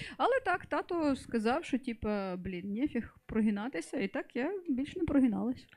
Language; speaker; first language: Ukrainian; non-native, local second language; Russian